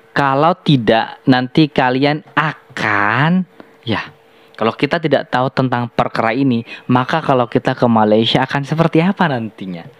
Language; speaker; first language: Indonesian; native; Indonesian